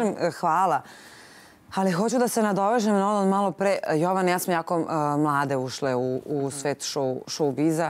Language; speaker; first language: Serbian; native; Serbian